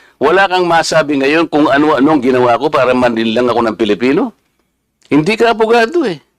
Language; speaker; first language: Filipino; native; Filipino